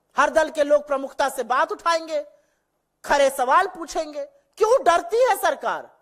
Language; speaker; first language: Hindi; native; Hindi